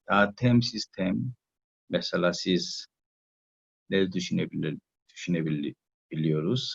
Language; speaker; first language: Turkish; non-native, learner; Korean